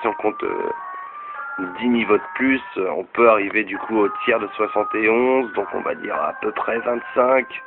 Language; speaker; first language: French; native; French